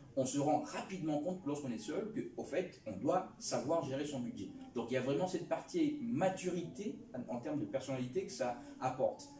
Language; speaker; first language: French; non-native, local second language; Lingala